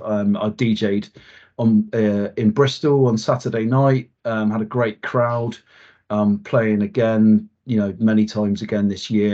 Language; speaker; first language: English; native; English